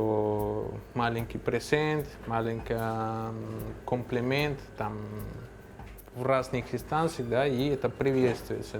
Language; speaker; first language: Russian; non-native, fluent; Spanish